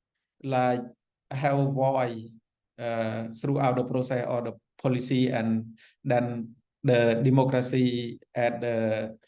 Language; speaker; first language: English; non-native, fluent; Khmer